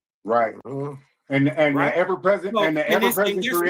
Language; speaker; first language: English; native; English